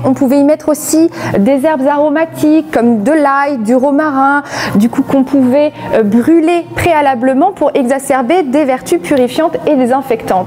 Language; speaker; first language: French; native; French